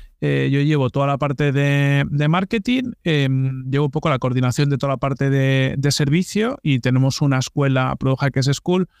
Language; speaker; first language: Spanish; native; Spanish